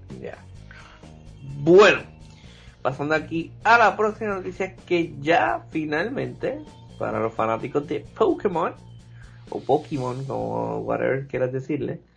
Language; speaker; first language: Spanish; native; Spanish